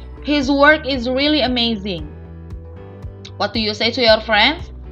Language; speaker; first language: English; non-native, fluent; Indonesian